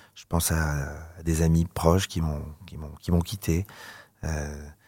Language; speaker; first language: French; native; French